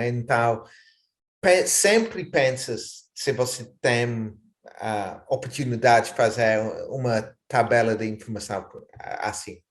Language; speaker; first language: Portuguese; non-native, fluent; English